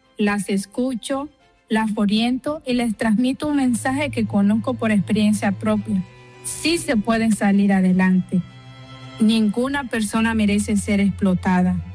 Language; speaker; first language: Spanish; native; Spanish